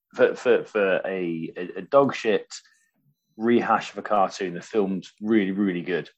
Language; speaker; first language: English; native; English